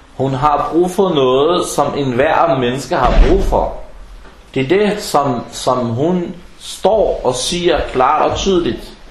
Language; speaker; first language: Danish; non-native, fluent; Arabic